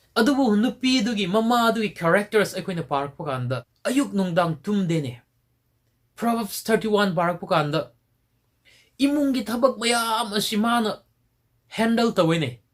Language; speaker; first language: Manipuri; non-native, local second language; Tangkhul Naga (India)